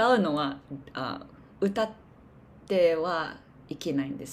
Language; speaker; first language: Japanese; non-native, learner; English